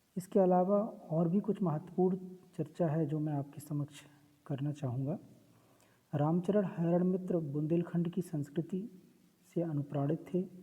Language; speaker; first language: Hindi; native; Hindi